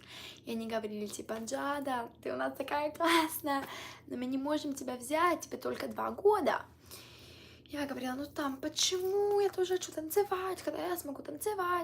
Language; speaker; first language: Russian; early bilingual, heritage; Russian